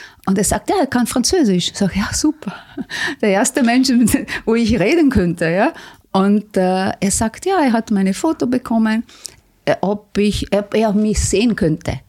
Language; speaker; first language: German; non-native, fluent; Italian